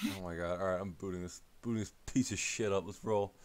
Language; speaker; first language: English; native; English